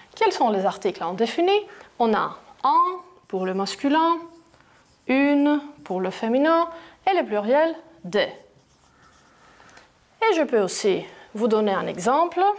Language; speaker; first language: French; non-native, fluent; Greek